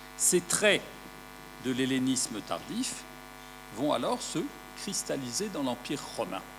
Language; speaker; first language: French; native; French